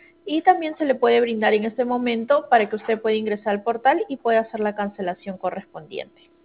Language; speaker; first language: Spanish; native; Spanish